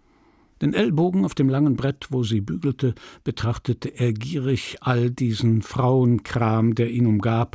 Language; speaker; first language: German; native; German